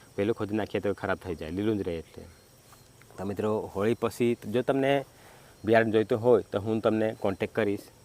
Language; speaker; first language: Gujarati; non-native, local second language; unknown